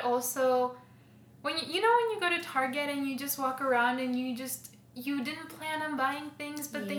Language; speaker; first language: English; early bilingual, other home language; Spanish